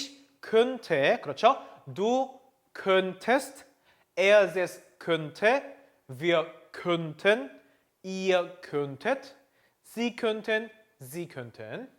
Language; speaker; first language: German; non-native, fluent; Korean